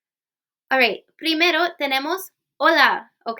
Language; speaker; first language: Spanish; non-native, fluent; English